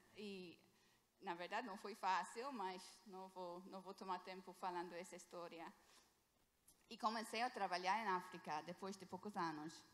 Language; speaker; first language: Portuguese; non-native, fluent; English